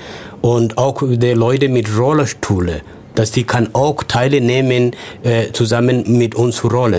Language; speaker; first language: German; non-native, fluent; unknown